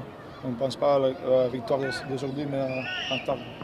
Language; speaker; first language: French; non-native, learner; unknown